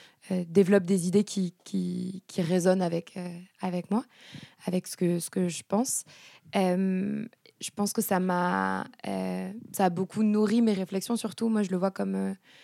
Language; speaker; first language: French; native; French